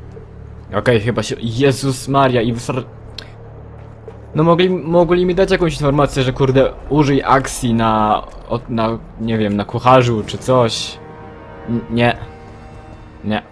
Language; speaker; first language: Polish; native; Polish